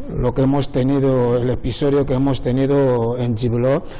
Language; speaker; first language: Spanish; non-native, local second language; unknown